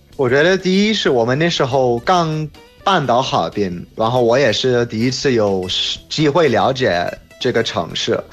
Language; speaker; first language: Chinese; non-native, fluent; English